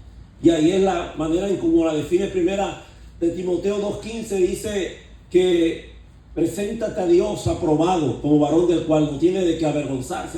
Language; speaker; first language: Spanish; native; Spanish